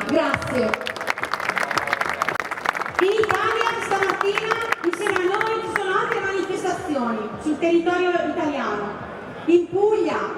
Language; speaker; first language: Italian; native; Italian